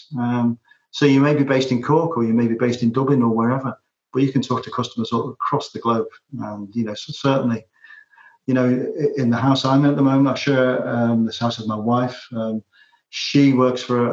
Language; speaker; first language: English; native; English